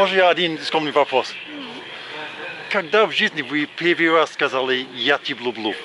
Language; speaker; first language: Russian; non-native, learner; English